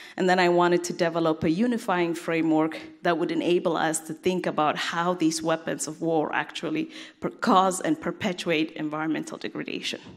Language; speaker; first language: English; non-native, fluent; Tigrinya